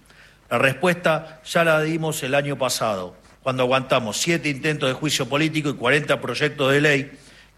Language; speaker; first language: Spanish; native; Spanish